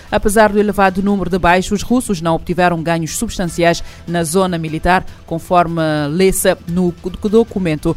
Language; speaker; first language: Portuguese; non-native, local second language; Kabuverdianu